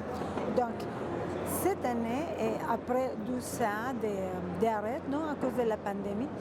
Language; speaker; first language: French; non-native, fluent; Spanish